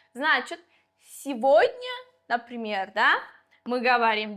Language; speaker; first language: Russian; non-native, local second language; Uzbek